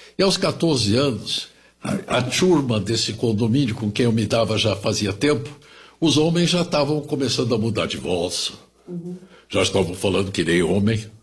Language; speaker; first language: Portuguese; early bilingual, other home language; German